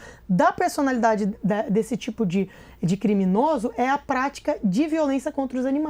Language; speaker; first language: Portuguese; native; Portuguese